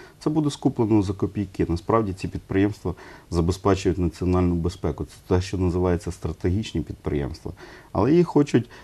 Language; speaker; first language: Ukrainian; non-native, local second language; Russian